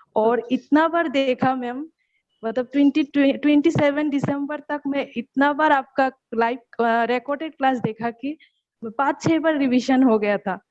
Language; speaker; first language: Hindi; non-native, local second language; Bangla